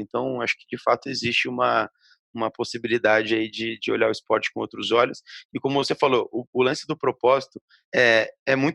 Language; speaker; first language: Portuguese; native; Portuguese